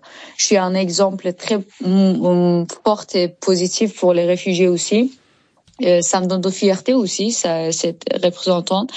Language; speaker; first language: French; non-native, learner; Persian